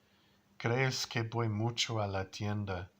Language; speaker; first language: Spanish; non-native, learner; English